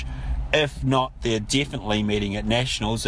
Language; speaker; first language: English; native; English